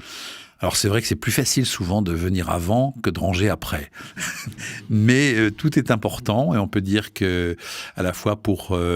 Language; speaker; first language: French; native; French